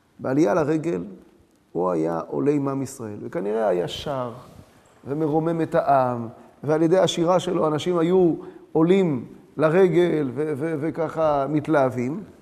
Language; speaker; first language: Hebrew; early bilingual, other home language; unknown